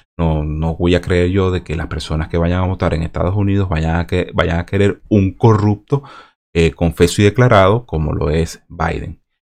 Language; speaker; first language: Spanish; native; Spanish